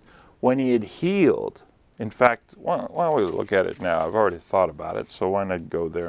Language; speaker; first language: English; native; English